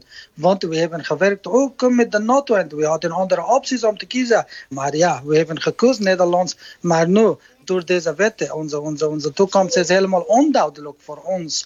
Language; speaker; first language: Dutch; non-native, learner; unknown